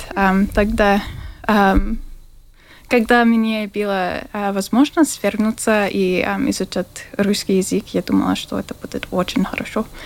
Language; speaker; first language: Russian; non-native, learner; English